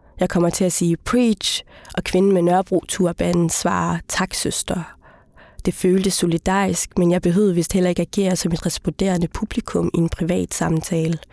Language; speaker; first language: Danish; early bilingual, other home language; Somali